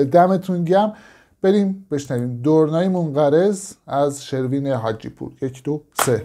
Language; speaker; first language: Persian; native; Persian